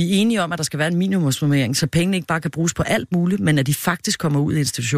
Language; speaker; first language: Danish; native; Danish